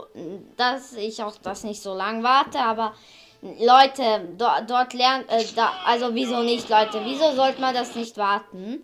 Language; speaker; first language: German; early bilingual, other home language; Hungarian